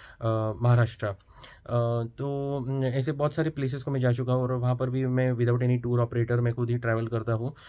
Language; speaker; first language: Hindi; non-native, local second language; Marathi